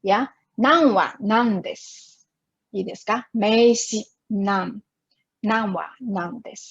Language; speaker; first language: Japanese; non-native, fluent; Chinese